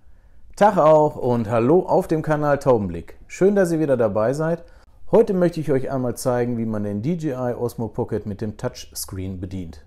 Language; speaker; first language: German; native; German